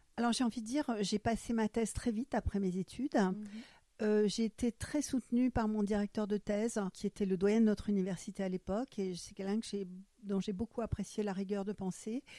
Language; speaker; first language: French; non-native, fluent; German